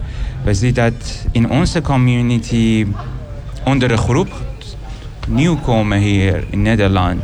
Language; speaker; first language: Dutch; non-native, learner; Persian